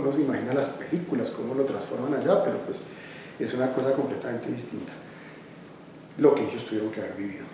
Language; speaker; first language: Spanish; native; Spanish